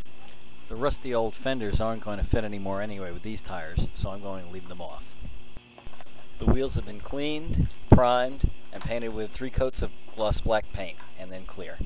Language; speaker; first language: English; native; English